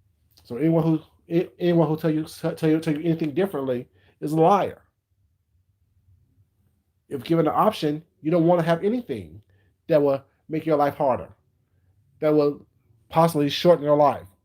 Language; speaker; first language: English; native; English